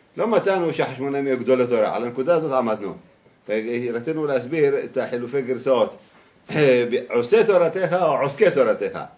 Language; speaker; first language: Hebrew; native; Hebrew